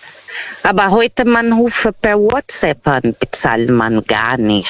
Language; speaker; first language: German; non-native, fluent; Portuguese